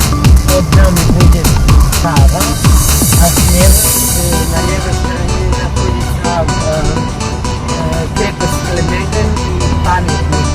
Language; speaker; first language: Russian; non-native, fluent; Serbian